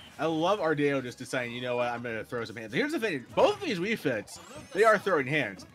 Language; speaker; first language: English; native; English